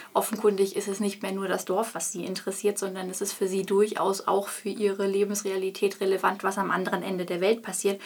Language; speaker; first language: German; native; German